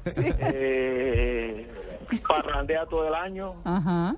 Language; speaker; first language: Spanish; native; Spanish